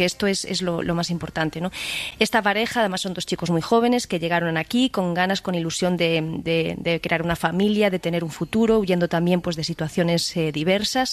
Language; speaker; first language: Spanish; native; Spanish